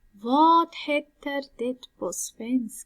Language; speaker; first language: Swedish; non-native, fluent; Persian